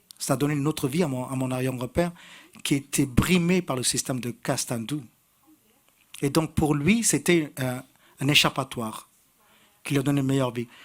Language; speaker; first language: French; native; French